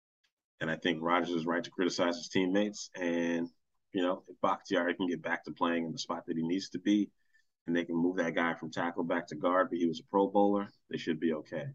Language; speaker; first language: English; native; English